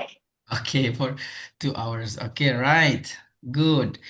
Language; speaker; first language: English; non-native, fluent; Indonesian